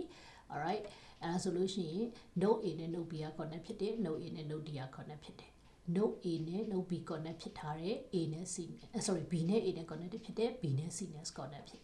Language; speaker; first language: Burmese; native; Burmese